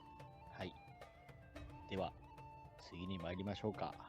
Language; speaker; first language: Japanese; native; Japanese